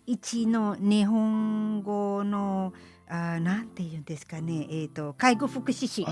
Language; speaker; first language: Japanese; non-native, fluent; Filipino